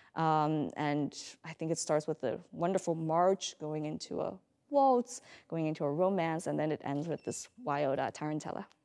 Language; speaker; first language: English; native; English